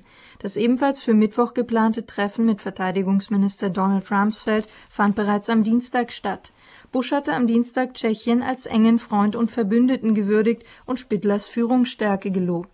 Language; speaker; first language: German; native; German